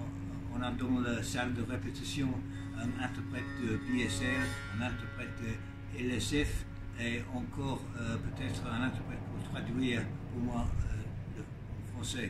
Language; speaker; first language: French; non-native, learner; English